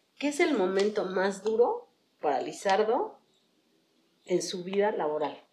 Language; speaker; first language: Spanish; native; Spanish